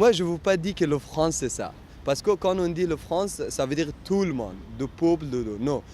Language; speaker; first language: French; non-native, learner; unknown